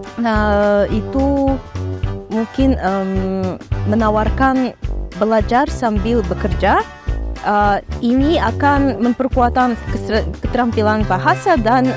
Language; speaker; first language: Indonesian; non-native, fluent; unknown